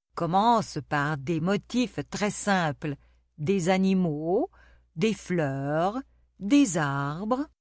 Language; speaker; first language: French; non-native, local second language; Arabic